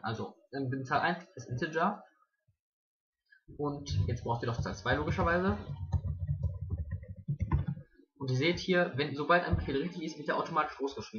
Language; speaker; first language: German; native; German